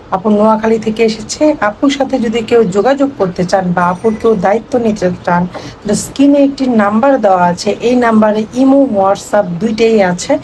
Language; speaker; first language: Bangla; native; Bangla